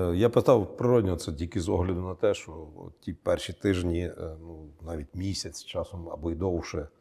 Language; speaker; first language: Ukrainian; native; Ukrainian